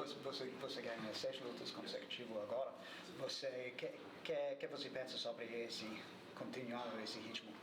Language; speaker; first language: Portuguese; non-native, learner; English